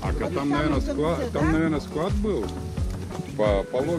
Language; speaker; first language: Russian; native; Russian